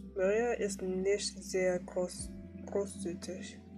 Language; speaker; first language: German; non-native, learner; English